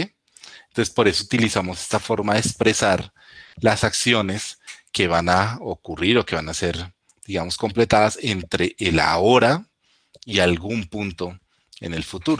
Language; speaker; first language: Spanish; native; Spanish